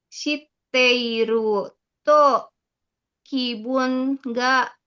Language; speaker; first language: Japanese; non-native, learner; Indonesian